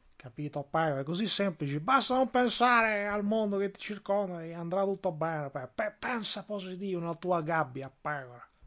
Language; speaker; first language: Italian; non-native, fluent; Albanian